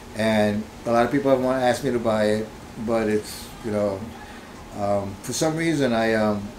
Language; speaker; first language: English; early bilingual, other home language; Spanish